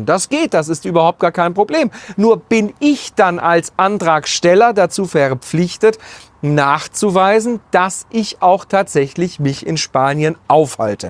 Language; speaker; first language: German; native; German